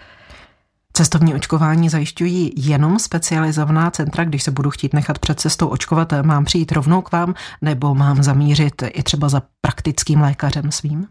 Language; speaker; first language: Czech; native; Czech